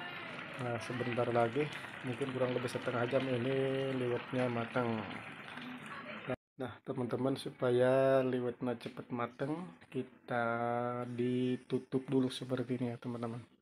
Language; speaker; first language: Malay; non-native, local second language; Sundanese